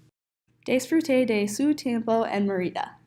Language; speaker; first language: Spanish; non-native, learner; English